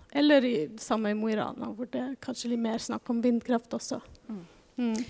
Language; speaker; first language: Norwegian; non-native, fluent; German